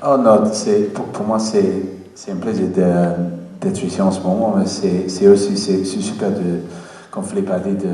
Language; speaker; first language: French; non-native, fluent; English